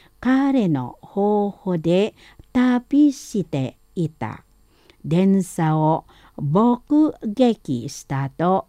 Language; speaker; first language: Japanese; non-native, fluent; Indonesian